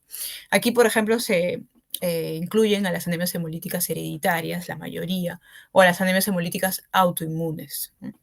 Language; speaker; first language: Spanish; native; Spanish